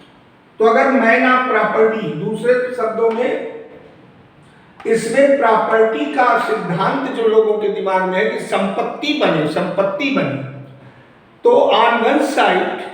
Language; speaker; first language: Hindi; native; Hindi